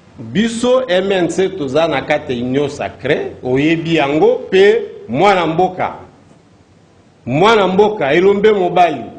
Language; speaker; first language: Lingala; non-native, local second language; Mongo